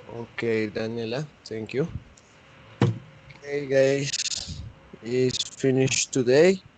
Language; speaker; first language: English; non-native, learner; Spanish